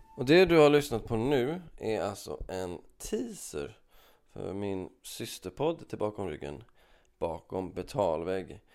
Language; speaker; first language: Swedish; native; Swedish